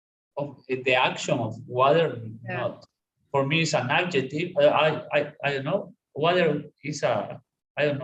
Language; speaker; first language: English; non-native, learner; Spanish